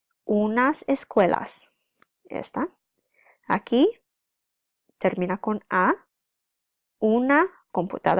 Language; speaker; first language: Spanish; non-native, fluent; English